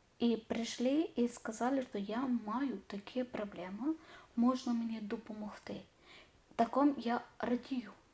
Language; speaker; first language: Ukrainian; non-native, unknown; Malayalam